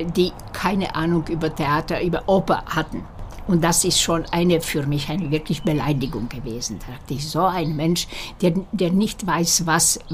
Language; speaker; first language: German; non-native, fluent; Slovak